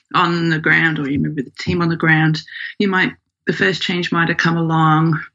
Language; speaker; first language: English; native; English